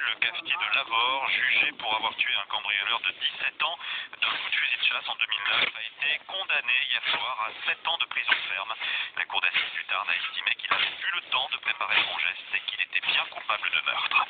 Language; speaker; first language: French; native; French